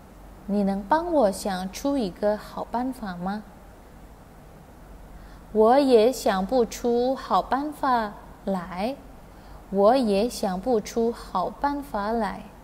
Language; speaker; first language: Chinese; non-native, fluent; Indonesian